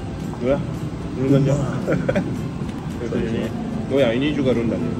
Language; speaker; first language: Indonesian; non-native, fluent; Japanese